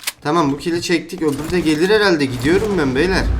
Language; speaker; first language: Turkish; native; Turkish